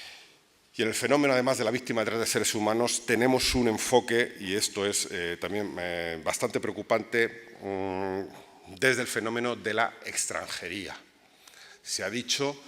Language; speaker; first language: Spanish; native; Spanish